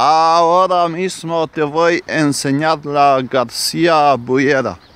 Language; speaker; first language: Spanish; non-native, fluent; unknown